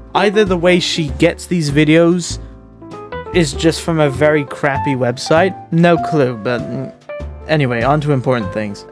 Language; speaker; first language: English; native; English